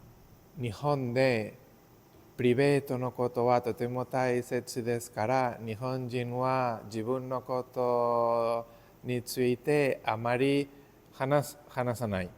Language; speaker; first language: Japanese; non-native, learner; Spanish